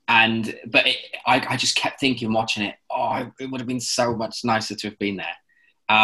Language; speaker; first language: English; native; English